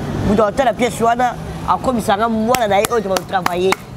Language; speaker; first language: French; non-native, local second language; Lingala